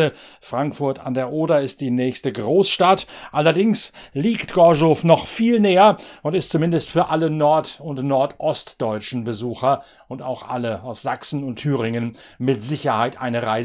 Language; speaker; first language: German; native; German